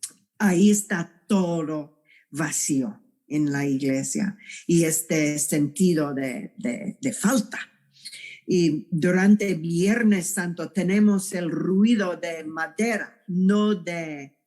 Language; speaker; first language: Spanish; non-native, fluent; English